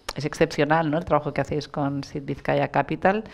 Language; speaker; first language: Spanish; non-native, local second language; Catalan